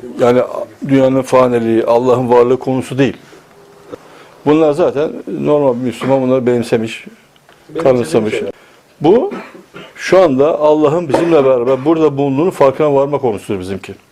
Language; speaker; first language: Turkish; native; Turkish